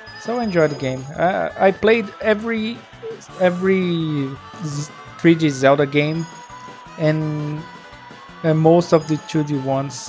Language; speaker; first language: English; non-native, fluent; Portuguese